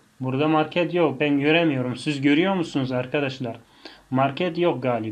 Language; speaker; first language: Turkish; non-native, fluent; Tajik